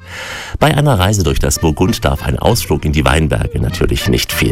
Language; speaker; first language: German; native; German